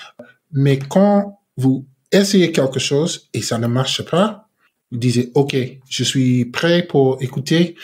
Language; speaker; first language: French; non-native, learner; English